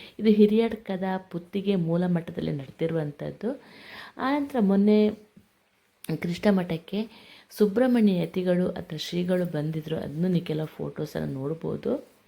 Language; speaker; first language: Kannada; non-native, local second language; Tulu